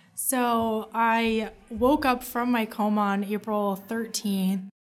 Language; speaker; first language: English; native; English